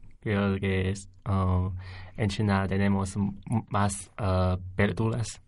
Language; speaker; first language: Spanish; non-native, learner; Chinese